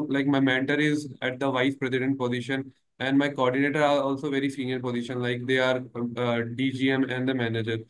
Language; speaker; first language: English; non-native, local second language; Hindi